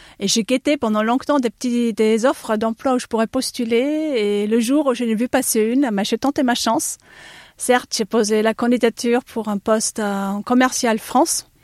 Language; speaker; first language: French; non-native, fluent; German